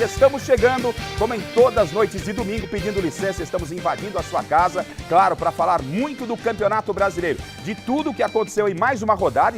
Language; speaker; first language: Portuguese; native; Portuguese